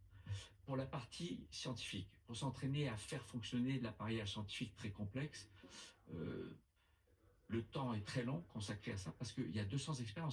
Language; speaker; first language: French; native; French